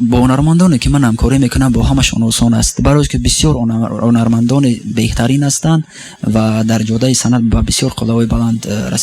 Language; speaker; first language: Persian; non-native, local second language; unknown